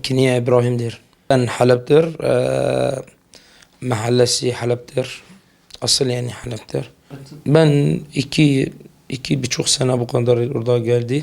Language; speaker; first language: Turkish; non-native, learner; Arabic